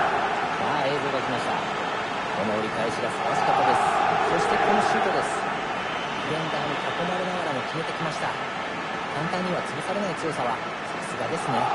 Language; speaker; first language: Japanese; native; Japanese